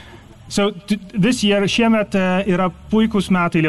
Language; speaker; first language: Lithuanian; native; Lithuanian